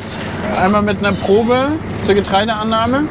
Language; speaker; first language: German; native; German